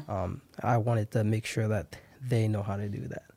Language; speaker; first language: English; non-native, fluent; Haitian Creole